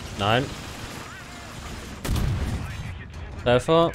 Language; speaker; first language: German; native; German